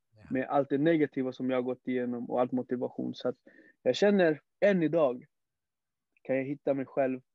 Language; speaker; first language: Swedish; early bilingual, other home language; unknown